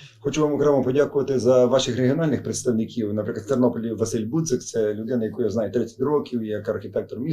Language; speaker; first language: Ukrainian; native; Ukrainian